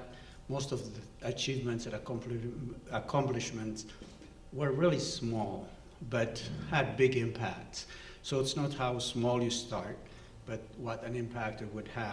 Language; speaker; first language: English; non-native, local second language; Amharic